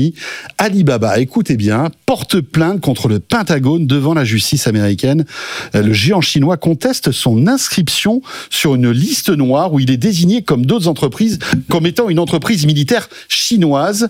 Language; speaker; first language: French; native; French